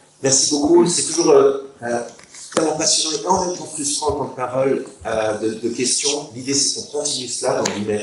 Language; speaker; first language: French; native; French